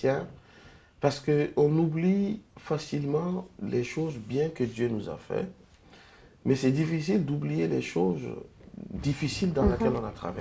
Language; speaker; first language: French; non-native, local second language; Lingala